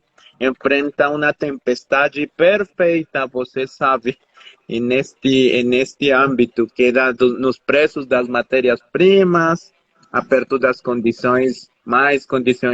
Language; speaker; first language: Portuguese; non-native, fluent; Spanish